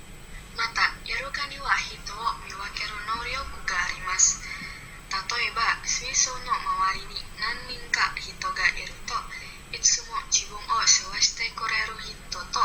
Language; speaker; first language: Japanese; non-native, learner; Indonesian